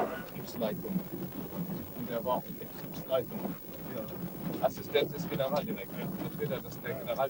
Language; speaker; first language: German; native; German